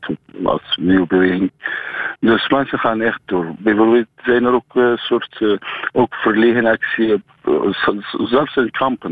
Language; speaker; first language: Dutch; non-native, fluent; Arabic